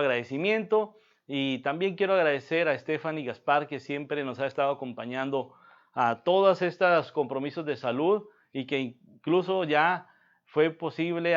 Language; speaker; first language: Spanish; native; Spanish